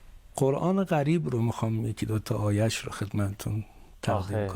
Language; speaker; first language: Persian; native; Persian